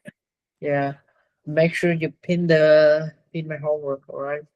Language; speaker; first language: English; non-native, learner; Vietnamese